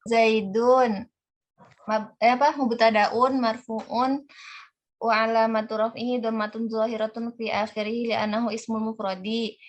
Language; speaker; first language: Arabic; non-native, learner; Indonesian